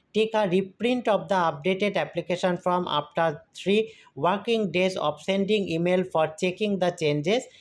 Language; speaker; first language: English; non-native, local second language; Bangla